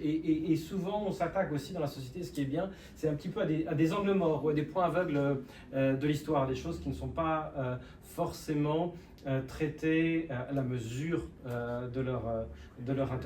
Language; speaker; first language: French; native; French